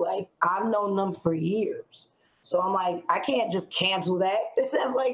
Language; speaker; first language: English; native; English